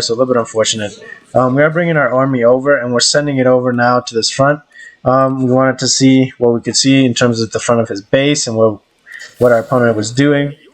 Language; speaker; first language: English; native; English